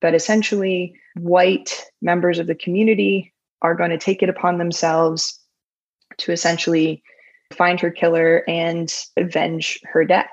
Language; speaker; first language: English; native; English